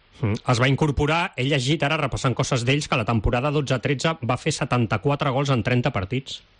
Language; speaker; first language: Catalan; native; Catalan